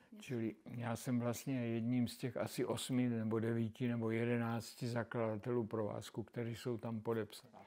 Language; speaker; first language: Czech; native; Czech